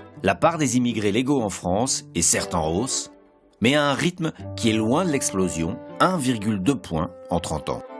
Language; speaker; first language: French; native; French